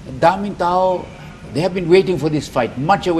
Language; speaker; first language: English; non-native, local second language; Filipino